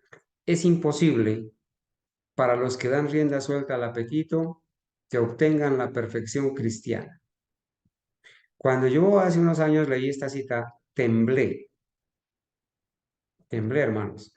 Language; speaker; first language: Spanish; native; Spanish